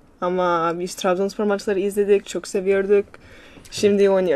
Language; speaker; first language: Turkish; non-native, learner; English